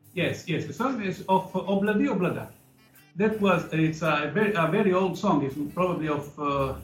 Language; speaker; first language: English; non-native, learner; Italian